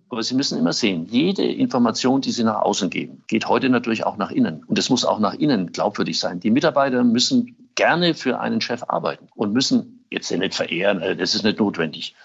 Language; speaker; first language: German; native; German